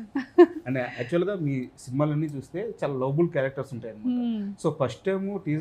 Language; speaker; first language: Telugu; native; Telugu